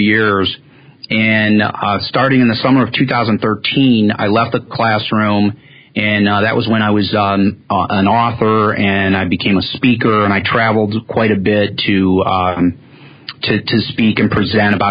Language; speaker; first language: English; native; English